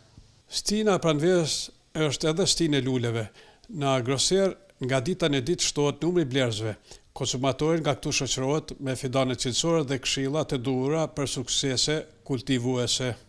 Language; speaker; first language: Albanian; native; Albanian